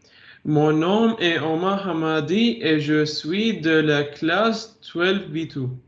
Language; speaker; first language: French; non-native, learner; Arabic